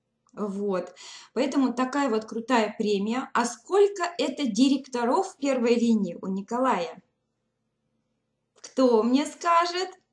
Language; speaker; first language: Russian; native; Russian